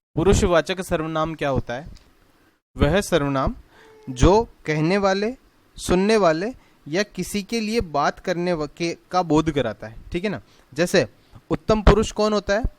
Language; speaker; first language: Hindi; native; Hindi